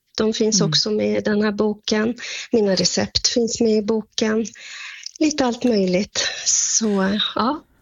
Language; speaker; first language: Swedish; native; Swedish